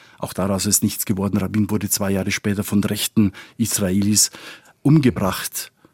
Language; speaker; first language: German; non-native, fluent; Spanish